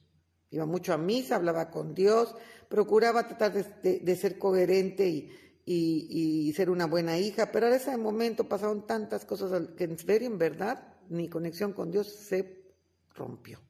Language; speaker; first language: Spanish; native; Spanish